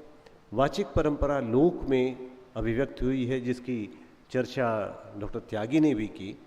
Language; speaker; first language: Hindi; native; Hindi